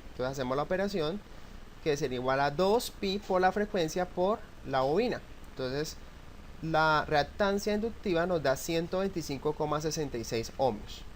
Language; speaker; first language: Spanish; native; Spanish